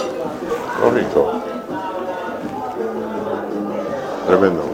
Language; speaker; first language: Spanish; native; Spanish